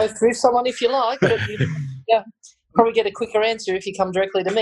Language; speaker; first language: English; native; English